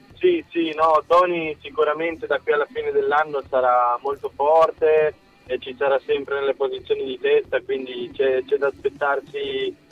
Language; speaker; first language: Italian; native; Italian